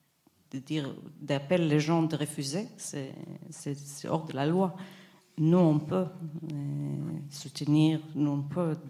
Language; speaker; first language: French; non-native, fluent; Hebrew